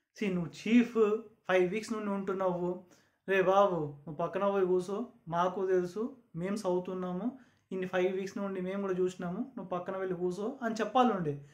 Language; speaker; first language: Telugu; non-native, local second language; Urdu